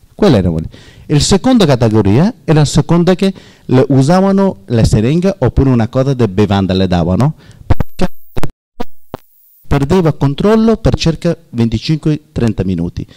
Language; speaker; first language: Italian; non-native, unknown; Persian